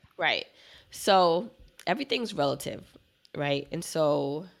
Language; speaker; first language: English; native; English